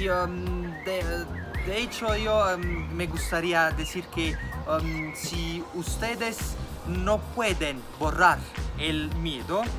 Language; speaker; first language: Spanish; non-native, fluent; Italian